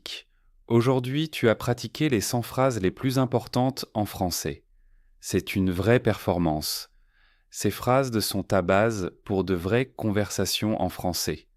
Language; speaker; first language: French; native; French